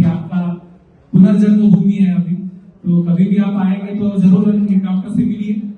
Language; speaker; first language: Hindi; non-native, local second language; Telugu